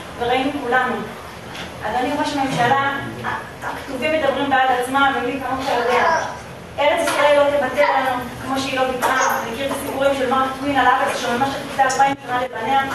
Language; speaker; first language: Hebrew; native; Hebrew